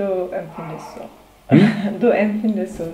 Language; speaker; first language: German; non-native, learner; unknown